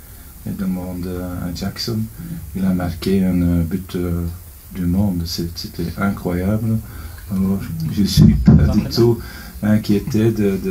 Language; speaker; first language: French; non-native, local second language; Dutch